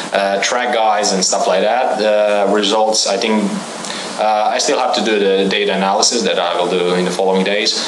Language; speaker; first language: English; non-native, fluent; Croatian